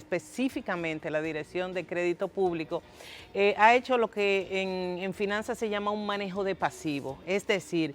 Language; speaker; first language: Spanish; native; Spanish